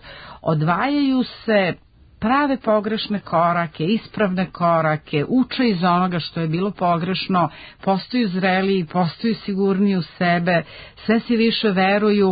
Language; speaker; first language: Serbian; native; Serbian